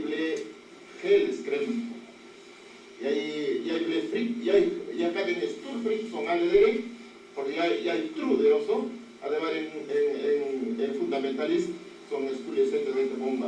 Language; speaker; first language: Norwegian; non-native, learner; Kurdish